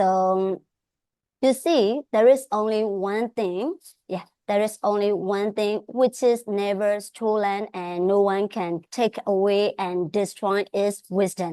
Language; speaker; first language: English; non-native, fluent; Burmese